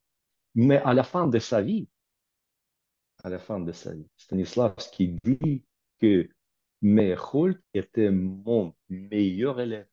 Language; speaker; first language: French; non-native, fluent; Russian